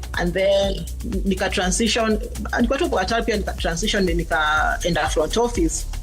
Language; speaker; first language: Swahili; native; Swahili